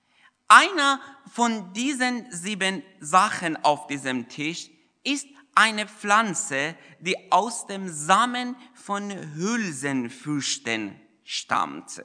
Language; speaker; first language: German; non-native, fluent; Persian